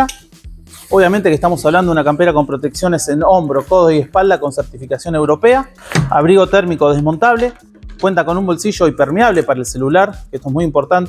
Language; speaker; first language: Spanish; native; Spanish